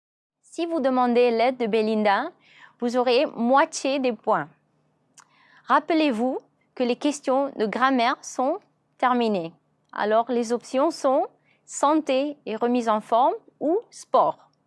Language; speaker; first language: French; non-native, fluent; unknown